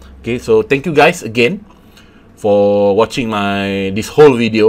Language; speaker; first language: English; non-native, local second language; Malay